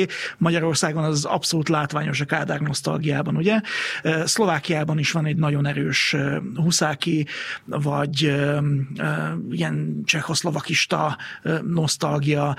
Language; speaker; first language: Hungarian; native; Hungarian